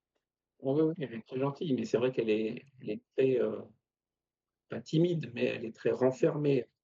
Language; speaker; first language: French; native; French